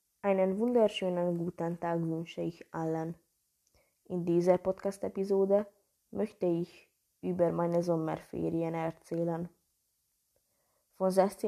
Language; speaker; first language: German; non-native, learner; Hungarian